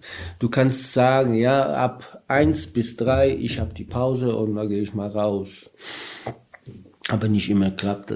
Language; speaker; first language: German; non-native, learner; Polish